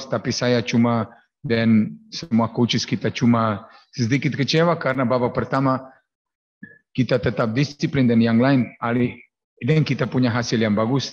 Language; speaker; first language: Indonesian; non-native, learner; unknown